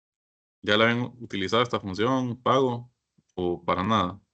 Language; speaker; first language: Spanish; native; Spanish